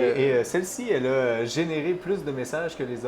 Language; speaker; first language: French; native; French